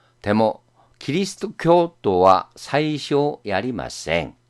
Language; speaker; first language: Japanese; non-native, fluent; Korean